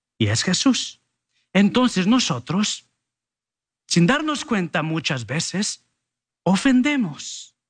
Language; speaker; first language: Spanish; early bilingual, heritage; Spanish